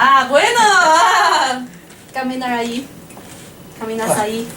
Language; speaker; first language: Spanish; non-native, learner; English